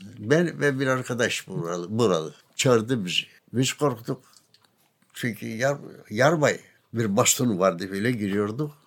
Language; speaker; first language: Turkish; non-native, local second language; Greek